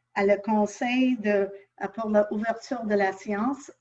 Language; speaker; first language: French; non-native, local second language; English